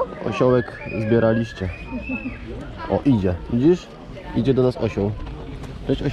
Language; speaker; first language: Polish; native; Polish